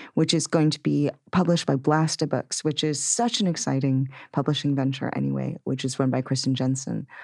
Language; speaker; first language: English; native; English